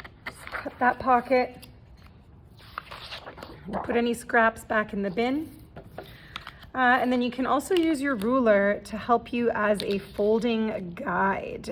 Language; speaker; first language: English; native; English